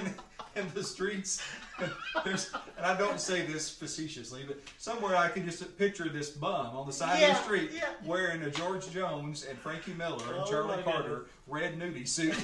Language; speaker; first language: English; native; English